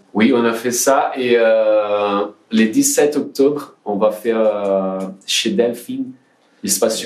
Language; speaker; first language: French; non-native, learner; Portuguese